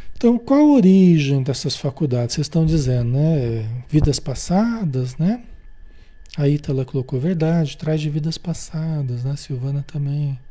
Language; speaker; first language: Portuguese; native; Portuguese